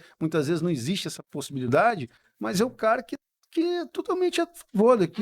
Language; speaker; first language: Portuguese; native; Portuguese